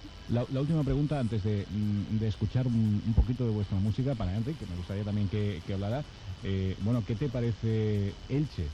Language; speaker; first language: Spanish; native; Spanish